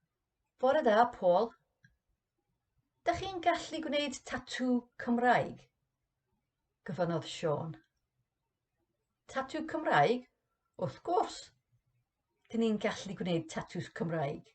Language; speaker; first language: Welsh; non-native, learner; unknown